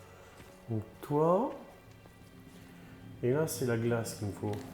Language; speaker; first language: French; native; French